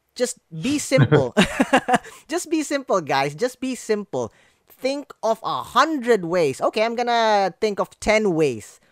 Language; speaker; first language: English; non-native, local second language; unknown